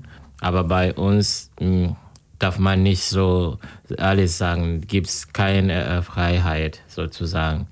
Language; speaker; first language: German; non-native, learner; Kinyarwanda